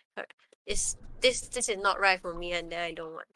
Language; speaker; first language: English; non-native, local second language; Chinese